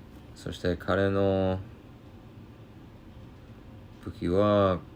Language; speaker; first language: Japanese; non-native, learner; English